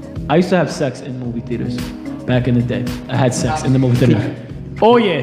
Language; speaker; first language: English; early bilingual, other home language; Spanish